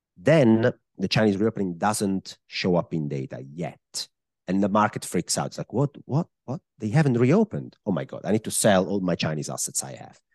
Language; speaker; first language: English; non-native, fluent; Italian